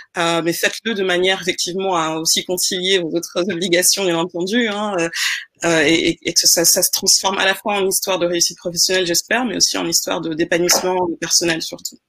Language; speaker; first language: French; non-native, local second language; Wolof